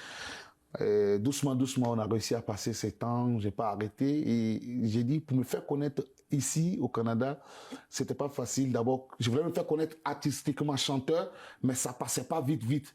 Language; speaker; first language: French; non-native, local second language; Bambara